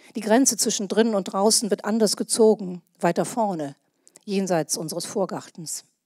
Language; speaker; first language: German; native; German